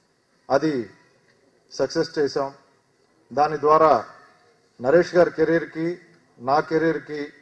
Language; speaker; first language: Telugu; native; Telugu